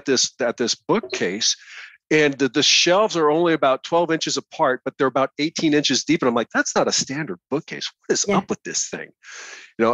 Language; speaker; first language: English; native; English